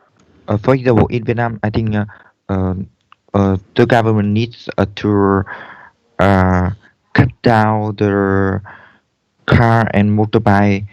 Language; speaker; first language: English; non-native, learner; Vietnamese